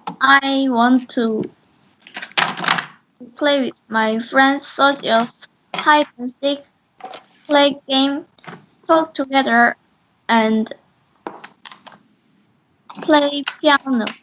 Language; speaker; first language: English; non-native, learner; Korean